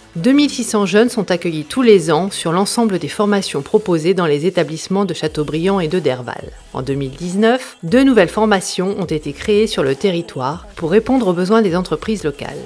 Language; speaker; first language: French; native; French